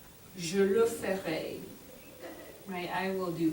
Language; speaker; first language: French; non-native, fluent; English